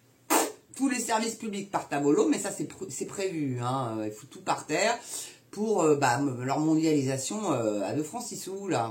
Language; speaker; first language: French; native; French